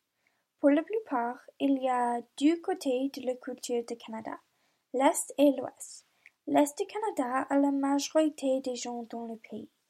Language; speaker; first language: French; non-native, learner; English